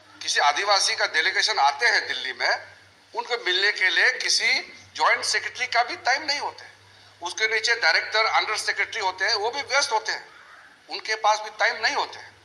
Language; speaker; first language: Hindi; non-native, local second language; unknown